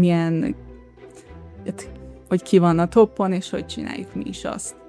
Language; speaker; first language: Hungarian; early bilingual, other home language; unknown